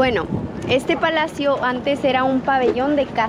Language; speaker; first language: Spanish; native; Spanish